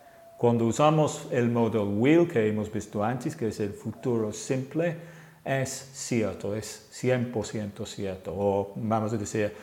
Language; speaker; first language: Spanish; non-native, fluent; English